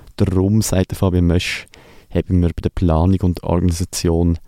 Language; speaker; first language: German; native; German